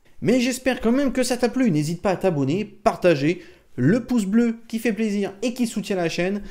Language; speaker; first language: French; native; French